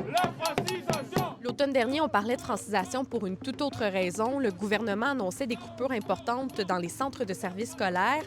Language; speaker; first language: French; native; French